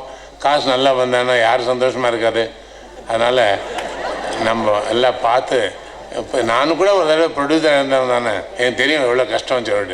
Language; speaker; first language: Tamil; non-native, learner; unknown